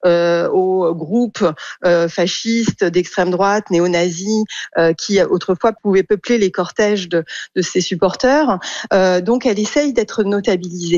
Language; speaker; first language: French; native; French